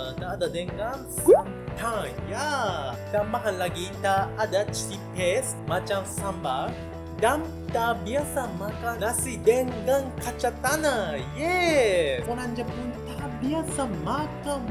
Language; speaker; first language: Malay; non-native, learner; Japanese